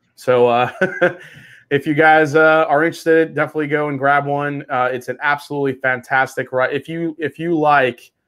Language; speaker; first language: English; native; English